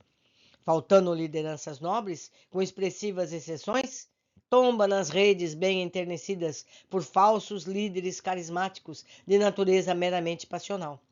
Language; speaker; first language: Portuguese; native; Portuguese